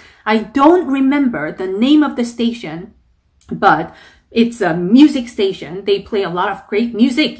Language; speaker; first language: English; non-native, fluent; Korean